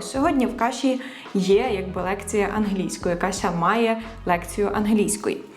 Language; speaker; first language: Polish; non-native, fluent; Ukrainian